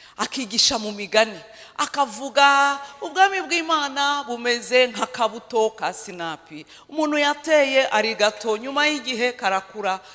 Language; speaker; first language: Kinyarwanda; early bilingual, heritage; Kinyarwanda